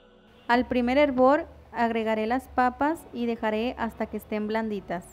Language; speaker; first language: Spanish; native; Spanish